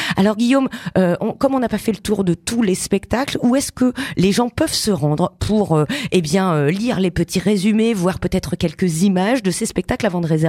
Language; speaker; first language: French; native; French